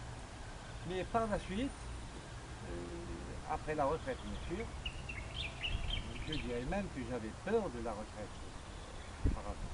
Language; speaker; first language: French; non-native, local second language; Kabyle